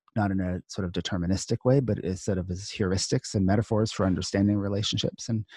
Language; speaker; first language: English; native; English